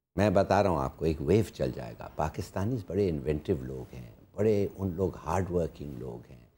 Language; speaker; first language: Urdu; native; Urdu